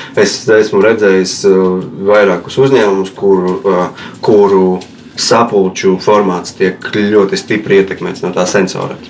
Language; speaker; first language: Latvian; non-native, local second language; Russian